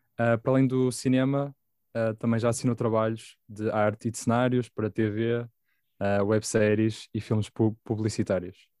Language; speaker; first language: Portuguese; native; Portuguese